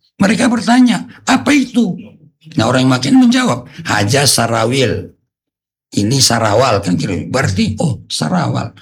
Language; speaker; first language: Indonesian; non-native, local second language; Batak Toba